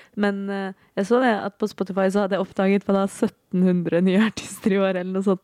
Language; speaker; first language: Norwegian; native; Norwegian